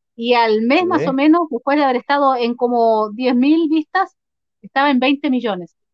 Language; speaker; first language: Spanish; native; Spanish